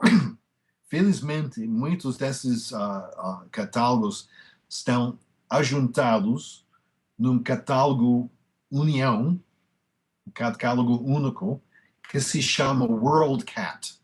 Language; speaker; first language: Portuguese; non-native, fluent; English